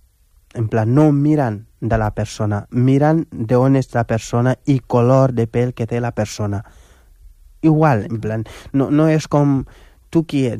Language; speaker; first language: Catalan; non-native, fluent; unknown